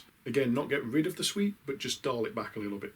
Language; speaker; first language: English; native; English